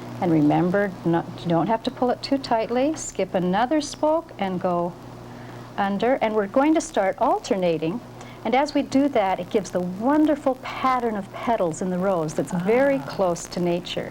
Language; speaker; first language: English; native; English